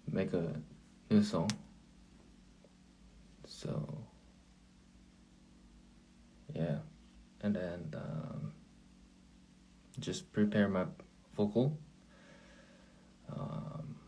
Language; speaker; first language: English; non-native, learner; Korean